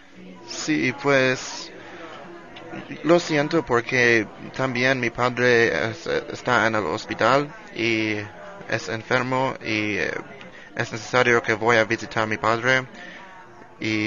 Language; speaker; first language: Spanish; non-native, learner; English